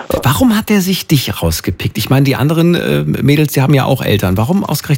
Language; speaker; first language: German; native; German